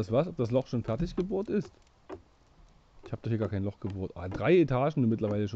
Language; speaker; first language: German; native; German